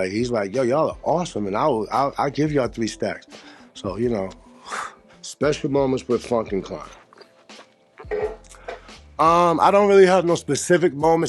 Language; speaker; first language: English; native; English